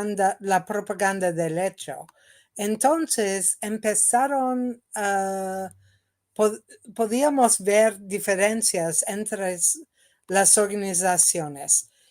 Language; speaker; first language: Spanish; non-native, fluent; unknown